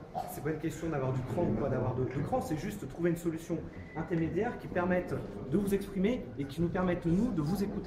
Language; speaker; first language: French; native; French